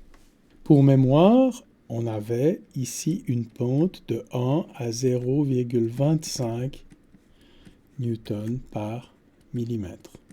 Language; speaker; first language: French; native; French